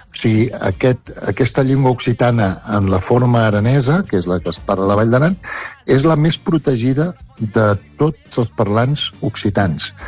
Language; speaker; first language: Catalan; native; Catalan